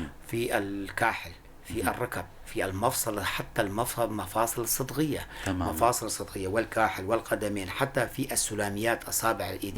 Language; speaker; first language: Arabic; non-native, local second language; Kurdish